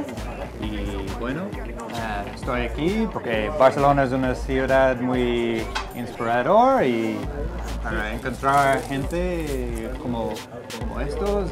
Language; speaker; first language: Spanish; non-native, fluent; English